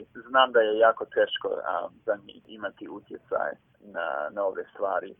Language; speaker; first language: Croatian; early bilingual, heritage; English